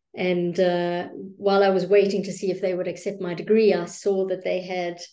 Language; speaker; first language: English; native; English